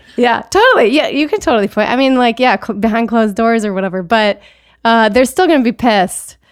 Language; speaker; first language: English; native; English